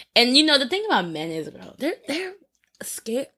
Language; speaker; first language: English; native; English